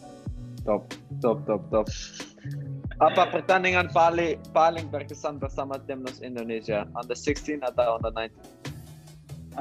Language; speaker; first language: Indonesian; non-native, learner; Dutch